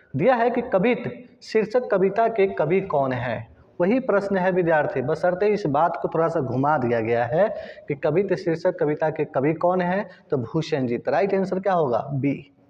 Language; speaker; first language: Hindi; native; Hindi